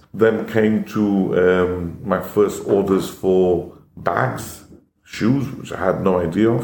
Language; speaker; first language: English; non-native, fluent; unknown